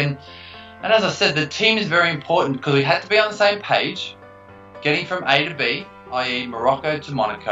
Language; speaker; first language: English; native; English